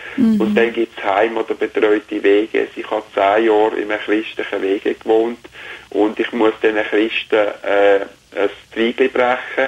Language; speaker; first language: German; native; German